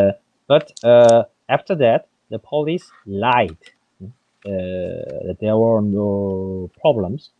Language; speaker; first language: English; non-native, fluent; French